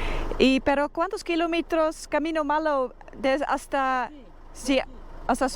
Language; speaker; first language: Spanish; non-native, learner; Dutch